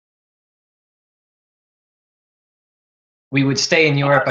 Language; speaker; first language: English; native; English